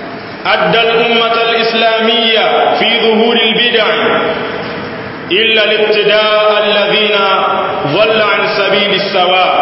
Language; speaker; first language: Arabic; non-native, fluent; Swahili